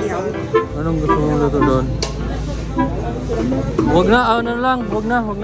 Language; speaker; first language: Filipino; non-native, local second language; Bikol